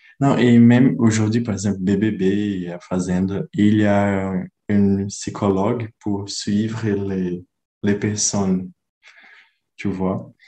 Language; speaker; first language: French; non-native, learner; Portuguese